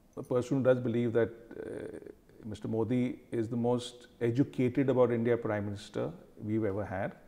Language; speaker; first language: English; non-native, local second language; Hindi